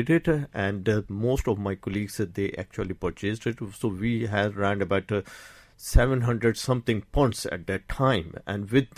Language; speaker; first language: English; non-native, local second language; Urdu